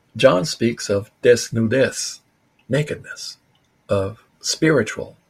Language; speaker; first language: English; early bilingual, other home language; Spanish